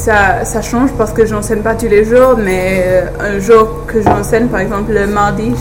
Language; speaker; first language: French; non-native, learner; English